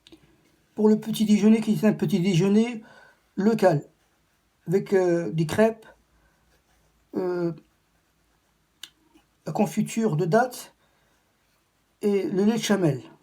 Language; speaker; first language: French; non-native, local second language; Arabic